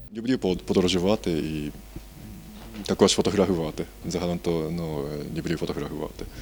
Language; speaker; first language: Ukrainian; non-native, fluent; Japanese